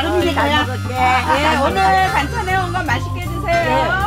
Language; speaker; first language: Korean; native; Korean